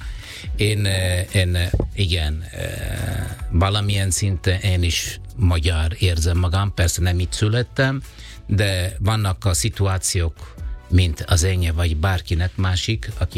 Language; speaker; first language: Hungarian; non-native, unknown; Italian